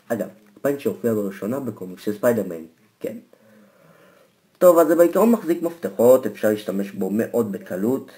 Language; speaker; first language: Hebrew; native; Hebrew